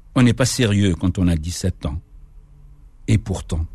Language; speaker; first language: French; non-native, local second language; Kabyle